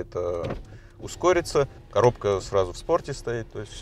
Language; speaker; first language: Russian; native; Russian